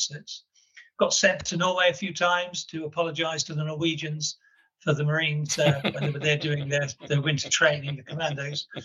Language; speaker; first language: English; native; English